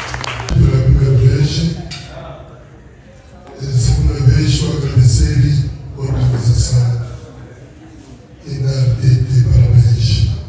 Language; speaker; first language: Portuguese; non-native, learner; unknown